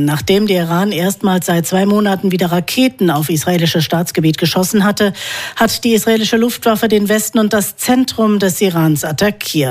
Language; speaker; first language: German; native; German